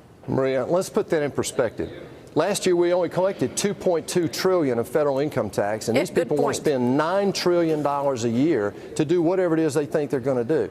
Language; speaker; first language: English; native; English